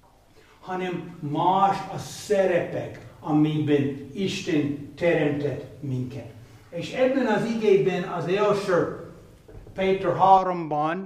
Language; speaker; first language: Hungarian; non-native, fluent; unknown